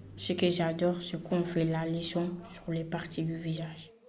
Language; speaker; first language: French; non-native, learner; Bambara